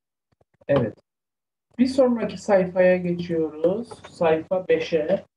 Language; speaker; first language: Turkish; native; Turkish